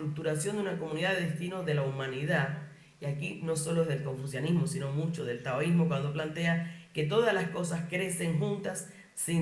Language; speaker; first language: Spanish; native; Spanish